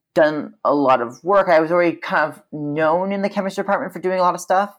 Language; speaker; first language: English; native; English